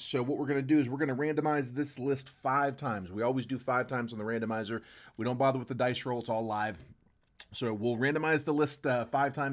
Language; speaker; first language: English; native; English